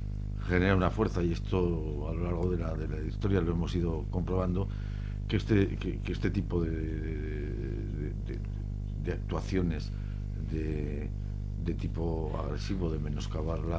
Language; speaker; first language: Spanish; native; Spanish